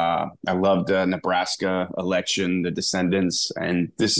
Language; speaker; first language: English; native; English